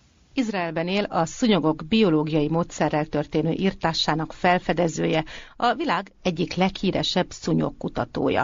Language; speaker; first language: Hungarian; native; Hungarian